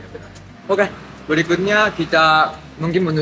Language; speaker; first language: Indonesian; non-native, fluent; Japanese